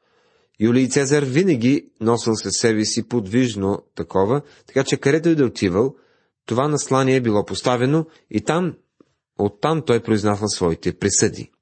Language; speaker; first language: Bulgarian; native; Bulgarian